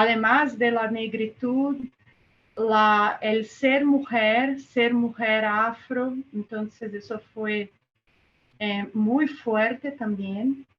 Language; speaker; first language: Spanish; non-native, fluent; Portuguese